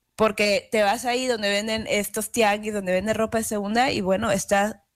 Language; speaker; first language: Spanish; native; Spanish